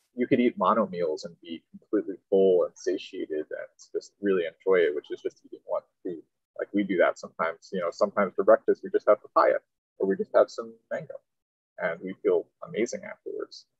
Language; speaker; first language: English; native; English